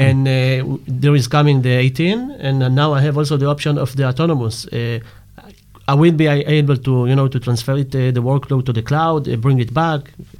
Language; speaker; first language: English; non-native, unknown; Hebrew